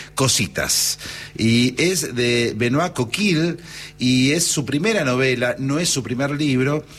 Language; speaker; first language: Spanish; native; Spanish